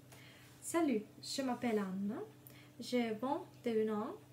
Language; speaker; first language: French; non-native, learner; Russian